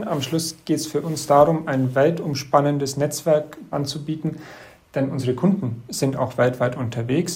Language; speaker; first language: German; native; German